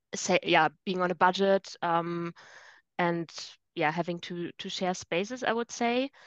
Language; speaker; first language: English; non-native, fluent; German